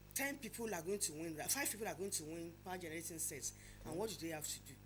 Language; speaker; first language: English; non-native, local second language; Yoruba